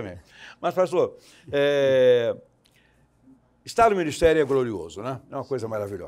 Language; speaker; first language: Portuguese; native; Portuguese